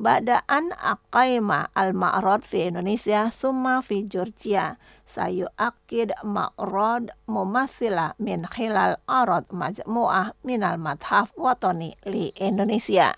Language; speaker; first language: Arabic; non-native, fluent; Indonesian